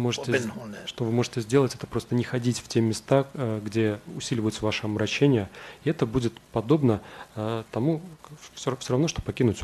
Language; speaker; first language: Russian; native; Russian